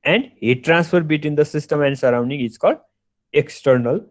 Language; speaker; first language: English; non-native, local second language; Nepali